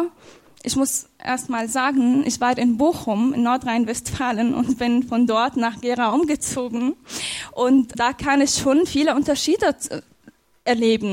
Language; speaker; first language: German; non-native, fluent; Arabic